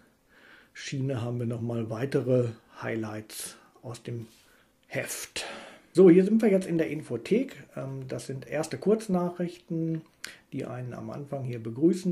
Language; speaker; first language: German; native; German